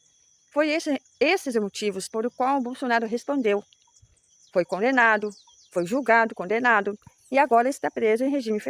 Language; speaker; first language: Portuguese; native; Portuguese